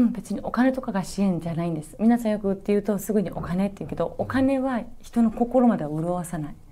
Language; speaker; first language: Japanese; early bilingual, other home language; Persian